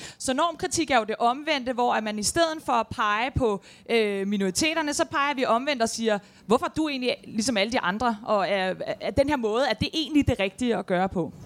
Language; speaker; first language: Danish; native; Danish